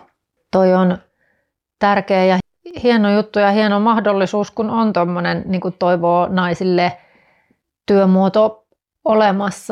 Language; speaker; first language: Finnish; native; Finnish